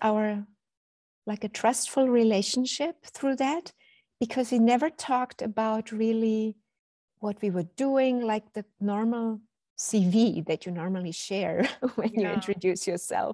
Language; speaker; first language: English; non-native, fluent; German